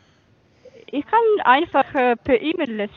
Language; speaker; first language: German; non-native, fluent; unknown